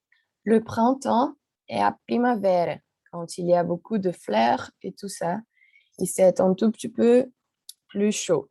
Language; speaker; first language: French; non-native, learner; Portuguese